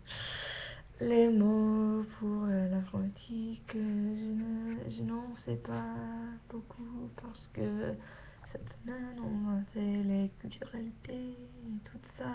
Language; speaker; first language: French; non-native, learner; English